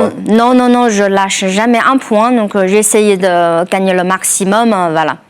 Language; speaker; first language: French; non-native, fluent; Chinese